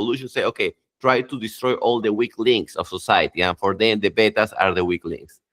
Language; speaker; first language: English; non-native, fluent; Spanish